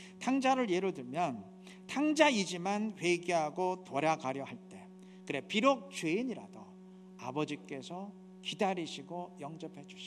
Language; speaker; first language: Korean; native; Korean